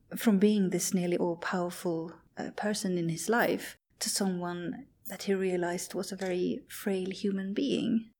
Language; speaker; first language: English; non-native, fluent; Swedish